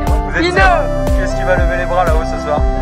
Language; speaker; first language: French; native; French